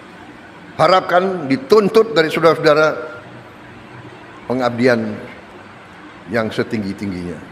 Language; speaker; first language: Indonesian; native; Indonesian